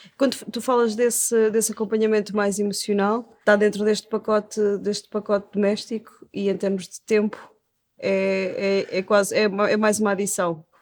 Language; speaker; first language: Portuguese; native; Portuguese